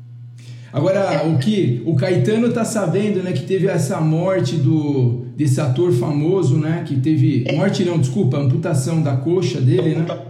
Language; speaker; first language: Portuguese; native; Portuguese